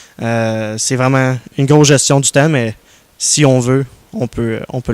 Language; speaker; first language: French; native; French